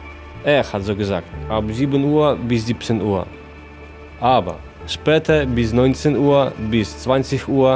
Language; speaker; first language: German; non-native, learner; Polish